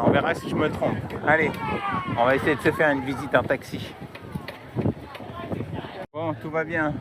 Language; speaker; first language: French; native; French